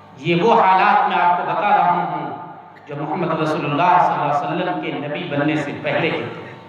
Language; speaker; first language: Urdu; native; Urdu